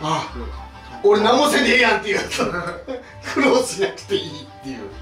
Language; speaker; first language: Japanese; native; Japanese